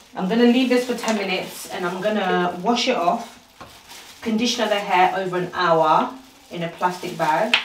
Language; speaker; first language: English; early bilingual, other home language; Lingala